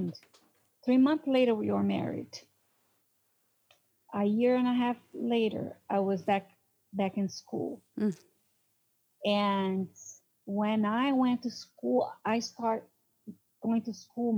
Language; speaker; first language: English; non-native, fluent; Portuguese